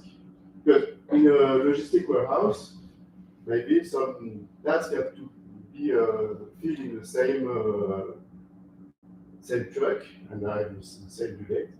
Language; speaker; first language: English; non-native, fluent; French